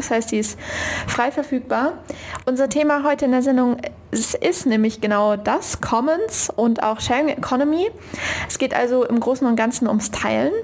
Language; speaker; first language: German; native; German